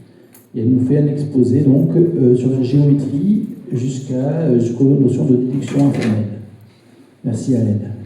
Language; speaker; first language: French; native; French